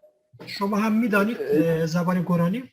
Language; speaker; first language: Persian; non-native, fluent; Kurdish